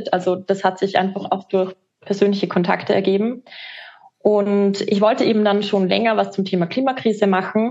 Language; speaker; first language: German; native; German